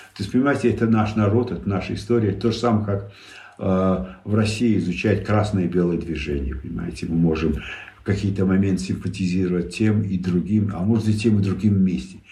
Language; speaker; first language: Russian; non-native, local second language; Tajik